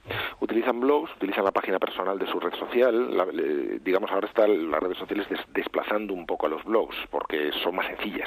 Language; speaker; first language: Spanish; native; Spanish